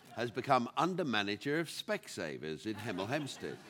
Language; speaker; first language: English; native; English